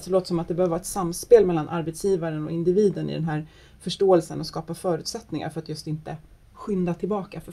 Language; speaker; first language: Swedish; native; Swedish